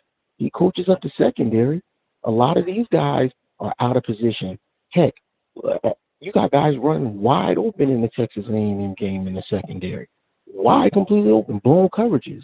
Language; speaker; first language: English; native; English